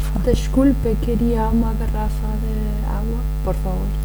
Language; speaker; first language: Spanish; non-native, learner; Portuguese